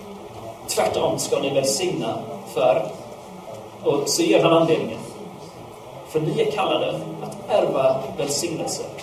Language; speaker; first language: Swedish; non-native, fluent; English